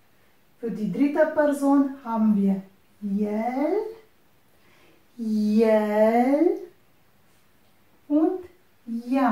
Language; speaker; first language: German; non-native, fluent; Romanian